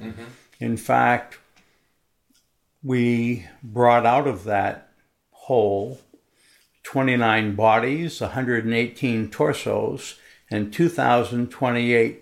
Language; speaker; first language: English; native; English